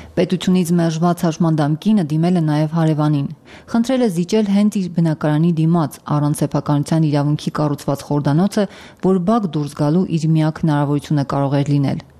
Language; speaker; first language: Armenian; native; Armenian